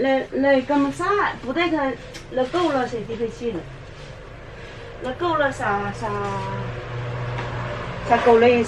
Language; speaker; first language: French; non-native, learner; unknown